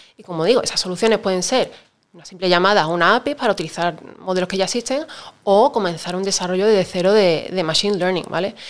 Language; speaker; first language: Spanish; native; Spanish